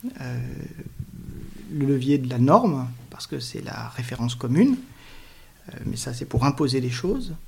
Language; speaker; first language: French; native; French